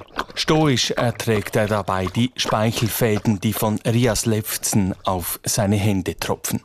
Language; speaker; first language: German; native; German